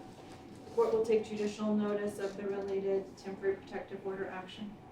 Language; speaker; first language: English; native; English